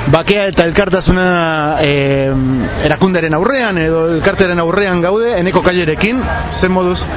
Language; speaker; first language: Basque; native; Basque